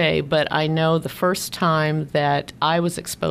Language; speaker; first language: English; native; English